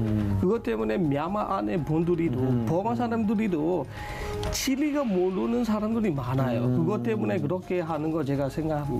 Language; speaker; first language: Korean; non-native, learner; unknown